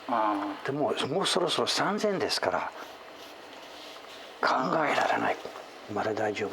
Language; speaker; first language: Japanese; non-native, fluent; English